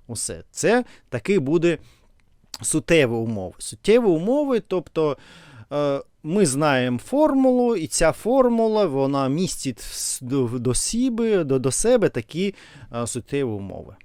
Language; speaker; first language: Ukrainian; non-native, learner; Russian